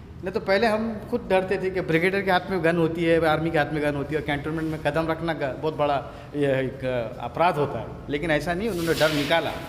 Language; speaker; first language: Hindi; non-native, local second language; Urdu